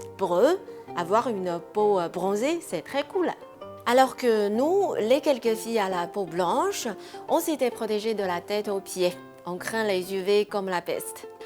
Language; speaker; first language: French; non-native, fluent; Chinese